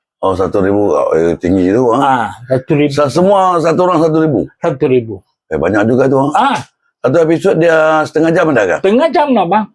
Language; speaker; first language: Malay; non-native, local second language; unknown